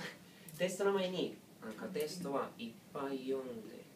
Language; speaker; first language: Japanese; non-native, learner; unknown